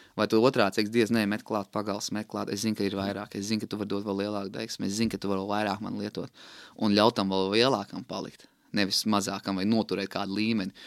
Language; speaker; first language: Latvian; native; Latvian